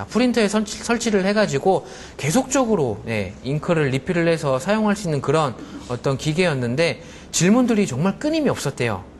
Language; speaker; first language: Korean; native; Korean